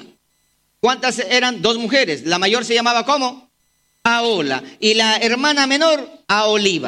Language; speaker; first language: Spanish; native; Spanish